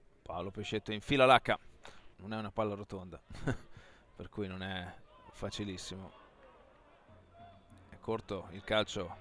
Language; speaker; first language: Italian; native; Italian